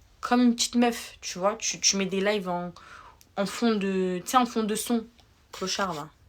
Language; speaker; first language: French; early bilingual, other home language; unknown